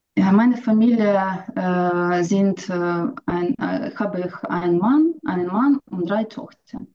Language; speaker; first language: German; non-native, learner; Ukrainian